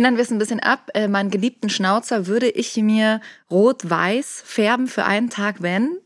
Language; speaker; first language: German; native; German